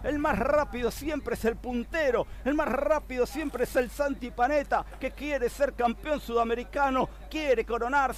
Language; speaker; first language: Spanish; native; Spanish